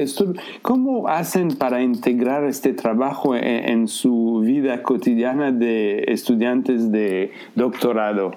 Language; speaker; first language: Spanish; non-native, fluent; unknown